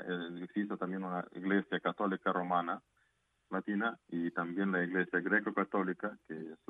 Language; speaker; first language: Spanish; non-native, fluent; Ukrainian